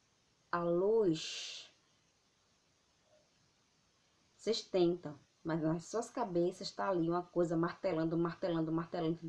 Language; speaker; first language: Portuguese; native; Portuguese